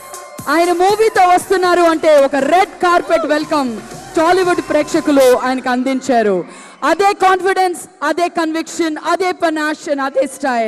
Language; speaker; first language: Telugu; native; Telugu